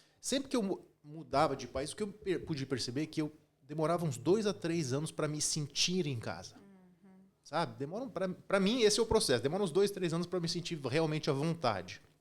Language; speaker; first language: Portuguese; early bilingual, heritage; Portuguese